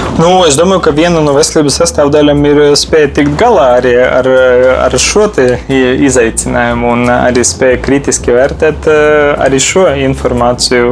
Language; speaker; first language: Latvian; non-native, local second language; Russian